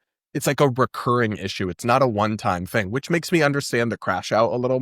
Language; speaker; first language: English; native; English